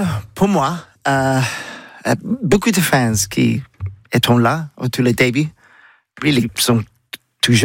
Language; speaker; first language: French; non-native, learner; English